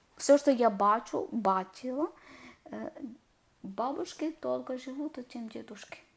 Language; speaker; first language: Ukrainian; non-native, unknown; Malayalam